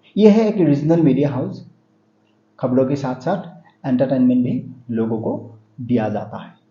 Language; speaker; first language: Hindi; non-native, local second language; Assamese